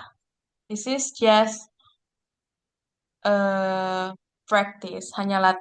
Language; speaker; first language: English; non-native, fluent; Indonesian